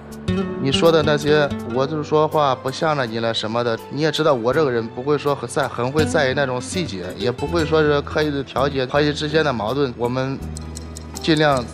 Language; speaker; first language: Chinese; native; Chinese